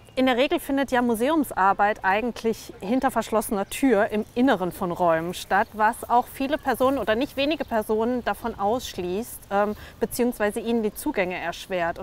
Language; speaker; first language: German; native; German